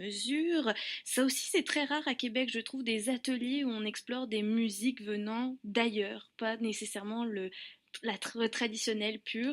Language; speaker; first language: French; native; French